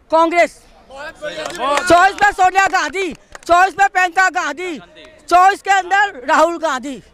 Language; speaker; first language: Hindi; non-native, local second language; Gujarati